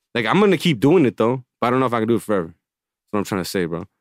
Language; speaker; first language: English; native; English